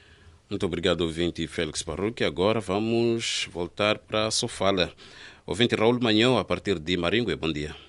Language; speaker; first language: Portuguese; non-native, local second language; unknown